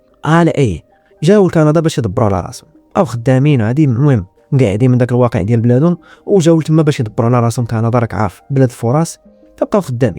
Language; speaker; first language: Arabic; native; Arabic